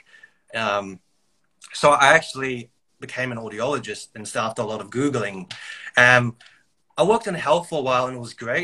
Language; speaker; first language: English; native; English